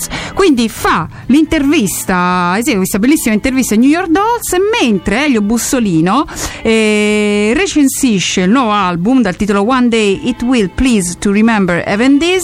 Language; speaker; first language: Italian; native; Italian